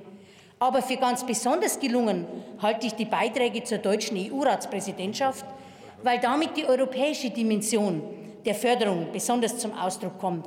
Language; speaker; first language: German; native; German